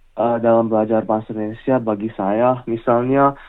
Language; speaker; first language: Indonesian; early bilingual, heritage; English